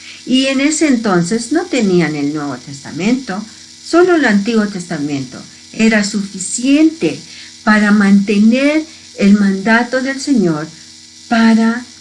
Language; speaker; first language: Spanish; early bilingual, heritage; Spanish